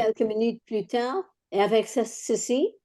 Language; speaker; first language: French; non-native, learner; English